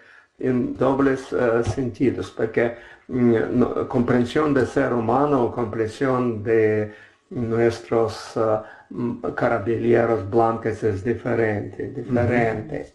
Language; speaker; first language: Spanish; non-native, learner; Russian